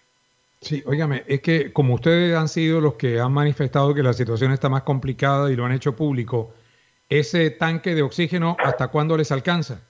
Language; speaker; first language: Spanish; native; Spanish